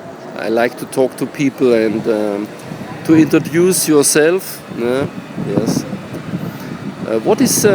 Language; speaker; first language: English; non-native, learner; German